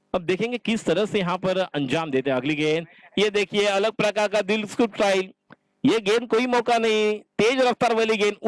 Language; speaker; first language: Hindi; non-native, local second language; Marathi